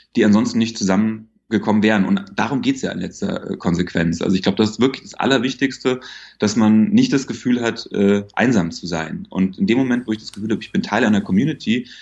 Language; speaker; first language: German; native; German